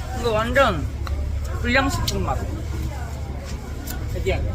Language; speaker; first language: Korean; native; Korean